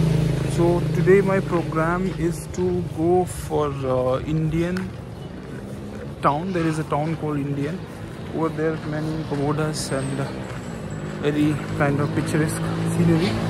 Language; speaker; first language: English; non-native, local second language; Hindi